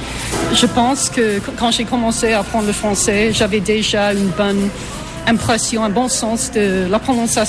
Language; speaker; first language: French; non-native, fluent; English